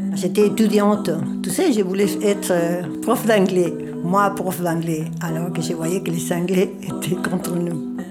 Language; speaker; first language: French; non-native, fluent; Spanish